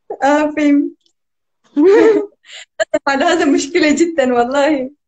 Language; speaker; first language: Arabic; non-native, learner; Turkish